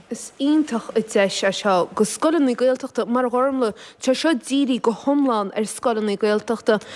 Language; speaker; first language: Irish; native; Irish